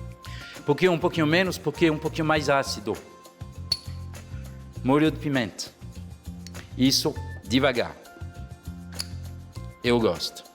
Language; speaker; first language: Portuguese; non-native, fluent; French